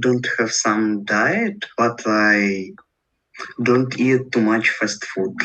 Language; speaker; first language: English; non-native, learner; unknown